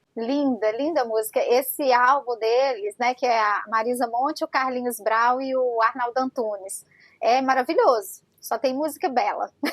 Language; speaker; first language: Portuguese; native; Portuguese